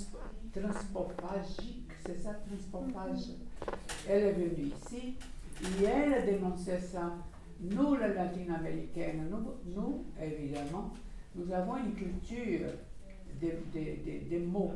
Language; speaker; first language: French; non-native, fluent; Portuguese